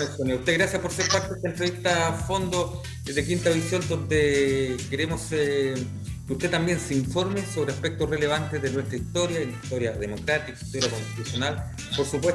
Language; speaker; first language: Spanish; native; Spanish